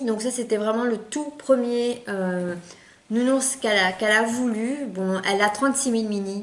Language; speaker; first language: French; native; French